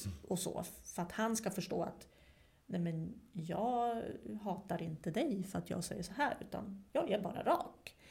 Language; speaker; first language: Swedish; non-native, fluent; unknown